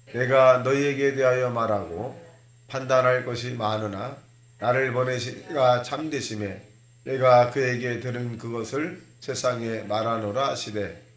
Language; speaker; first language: Korean; native; Korean